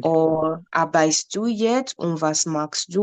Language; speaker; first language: German; non-native, fluent; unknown